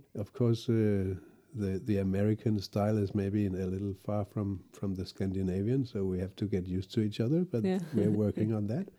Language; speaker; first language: English; non-native, fluent; Danish